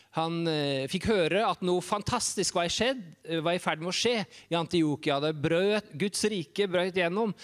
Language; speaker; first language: Norwegian; native; Norwegian